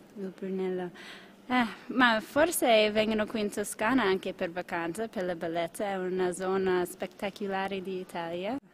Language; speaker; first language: Italian; non-native, learner; English